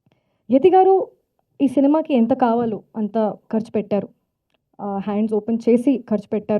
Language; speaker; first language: Telugu; non-native, fluent; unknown